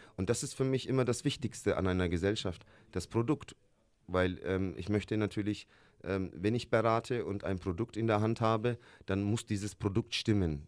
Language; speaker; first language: German; early bilingual, other home language; Turkish